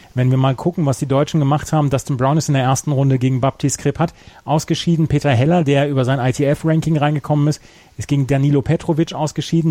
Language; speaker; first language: German; native; German